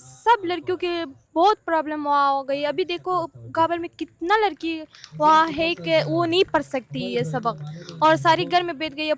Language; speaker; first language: Urdu; non-native, learner; Persian